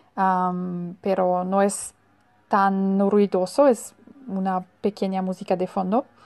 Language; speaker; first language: Spanish; non-native, fluent; German